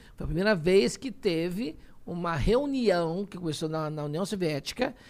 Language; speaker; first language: Portuguese; native; Portuguese